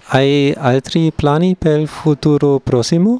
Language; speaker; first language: Italian; non-native, learner; German